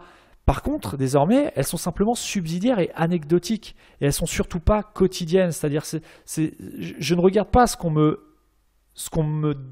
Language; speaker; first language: French; native; French